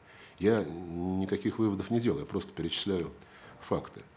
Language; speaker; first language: Russian; native; Russian